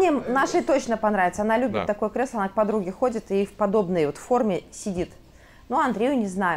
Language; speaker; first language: Russian; native; Russian